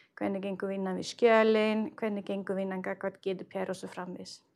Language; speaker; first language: Icelandic; non-native, fluent; Swedish